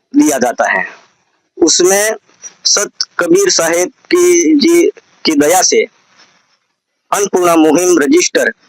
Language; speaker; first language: Hindi; non-native, local second language; Gujarati